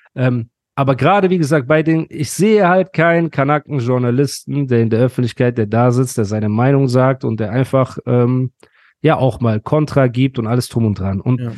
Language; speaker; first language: German; early bilingual, other home language; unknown